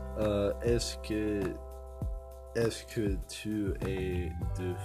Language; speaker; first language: French; non-native, learner; English